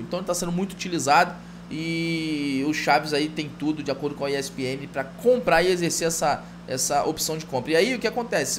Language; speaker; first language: Portuguese; native; Portuguese